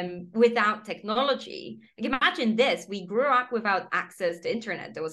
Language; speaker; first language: English; non-native, fluent; Polish